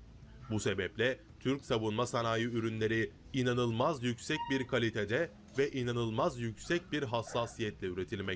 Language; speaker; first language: Turkish; native; Turkish